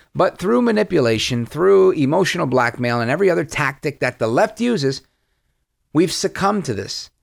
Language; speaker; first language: English; early bilingual, other home language; Spanish